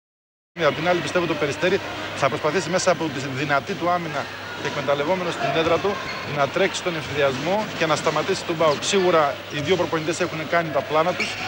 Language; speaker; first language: Greek; native; Greek